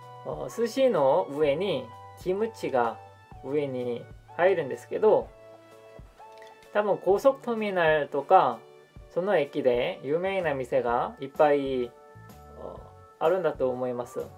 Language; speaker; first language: Japanese; non-native, fluent; Korean